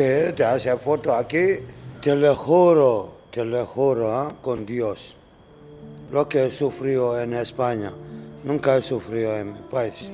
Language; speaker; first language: Spanish; non-native, learner; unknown